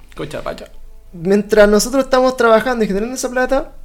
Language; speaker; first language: Spanish; native; Spanish